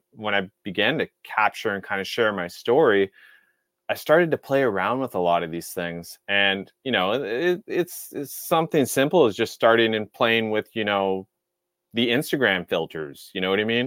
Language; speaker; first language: English; native; English